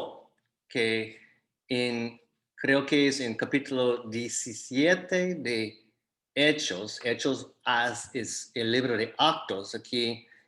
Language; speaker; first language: Spanish; non-native, fluent; English